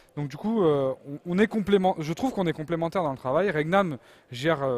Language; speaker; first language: French; native; French